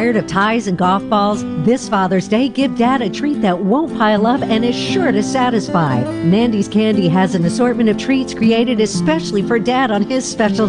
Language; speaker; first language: English; non-native, fluent; Spanish